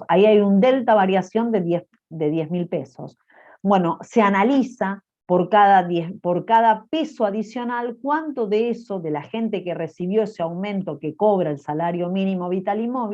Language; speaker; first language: Spanish; native; Spanish